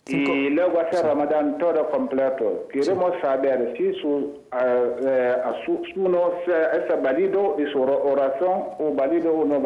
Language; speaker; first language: Spanish; non-native, learner; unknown